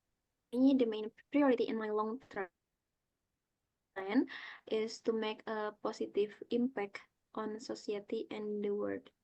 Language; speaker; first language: English; non-native, learner; Indonesian